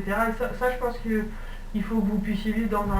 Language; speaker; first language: French; native; French